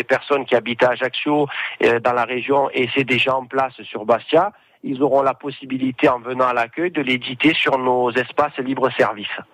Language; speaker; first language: French; native; French